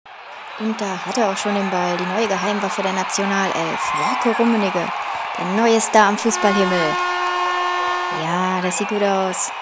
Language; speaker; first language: German; native; German